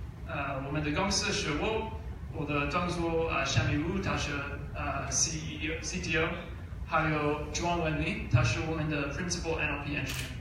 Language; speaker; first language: Chinese; non-native, learner; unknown